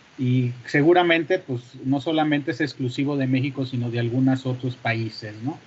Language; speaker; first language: Spanish; native; Spanish